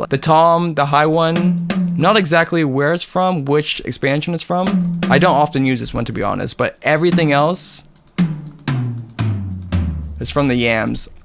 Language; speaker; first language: English; native; English